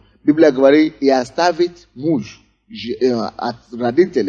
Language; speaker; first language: Russian; non-native, fluent; Yoruba